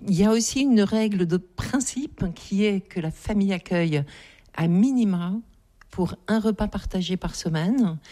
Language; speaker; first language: French; native; French